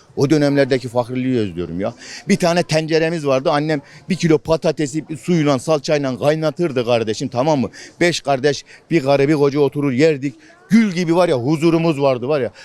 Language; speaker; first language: Turkish; native; Turkish